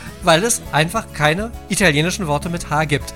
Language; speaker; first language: German; native; German